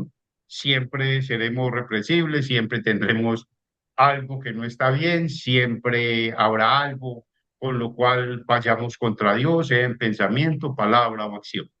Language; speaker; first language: Spanish; native; Spanish